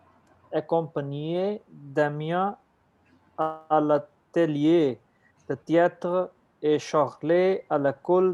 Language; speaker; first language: French; non-native, learner; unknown